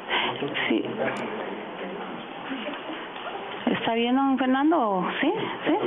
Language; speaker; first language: Spanish; native; Spanish